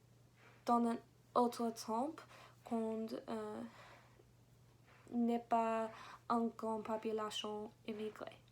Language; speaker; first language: French; non-native, learner; English